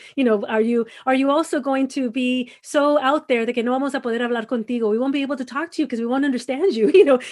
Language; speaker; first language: English; native; English